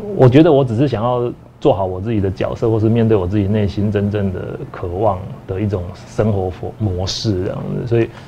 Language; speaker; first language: Chinese; native; Chinese